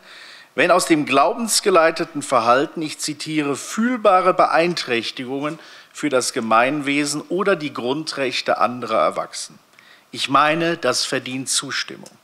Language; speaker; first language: German; native; German